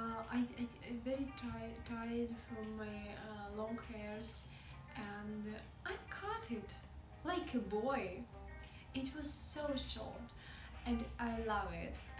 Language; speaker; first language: English; non-native, learner; Russian